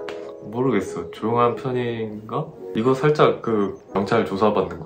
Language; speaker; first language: Korean; native; Korean